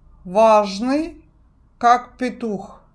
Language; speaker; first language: Russian; non-native, fluent; Turkish